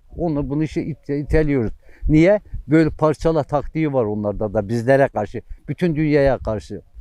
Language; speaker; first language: Turkish; native; Turkish